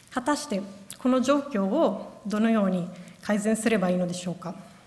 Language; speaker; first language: Japanese; non-native, fluent; Italian